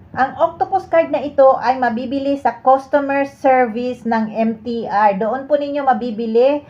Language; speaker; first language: Filipino; native; Filipino